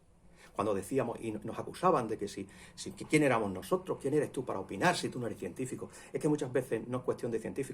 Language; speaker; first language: Spanish; native; Spanish